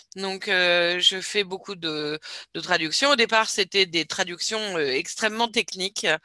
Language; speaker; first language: French; native; French